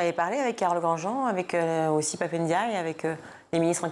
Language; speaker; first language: French; native; French